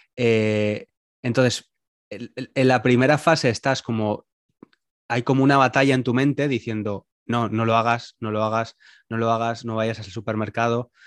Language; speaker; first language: Spanish; native; Spanish